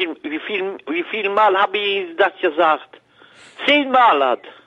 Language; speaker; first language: German; non-native, learner; French